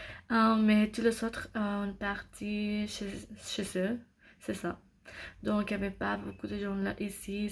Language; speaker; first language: French; non-native, learner; English